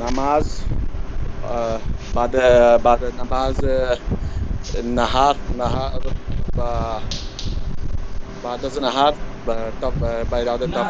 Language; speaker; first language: Persian; non-native, learner; Urdu